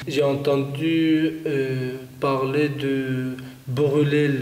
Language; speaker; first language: French; non-native, fluent; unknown